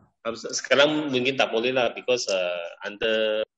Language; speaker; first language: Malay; non-native, local second language; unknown